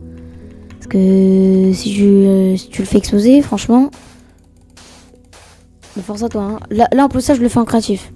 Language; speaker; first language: French; native; French